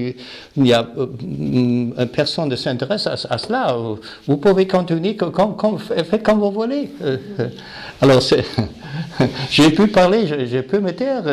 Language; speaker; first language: French; non-native, fluent; German